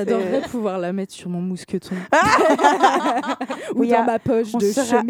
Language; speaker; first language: French; native; French